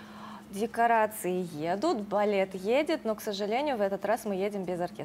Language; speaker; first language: Russian; native; Russian